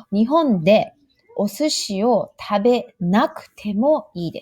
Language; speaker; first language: Japanese; non-native, fluent; English